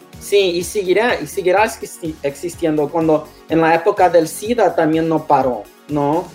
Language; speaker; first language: Spanish; non-native, learner; English